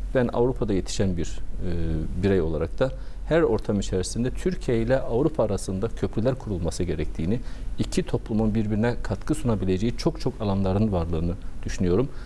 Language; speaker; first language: Turkish; early bilingual, heritage; Turkish